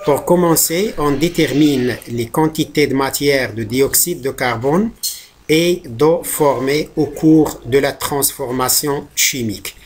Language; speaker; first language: French; non-native, local second language; Arabic